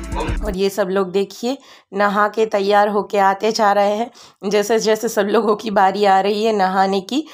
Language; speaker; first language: Hindi; non-native, local second language; Gujarati